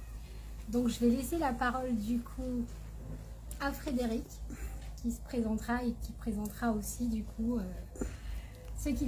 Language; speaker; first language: French; native; French